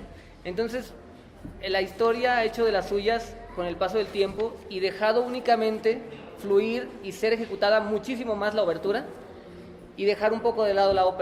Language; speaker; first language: Spanish; native; Spanish